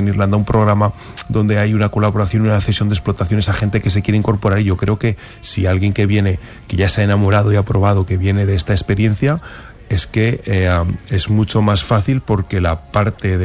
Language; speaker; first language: Spanish; native; Spanish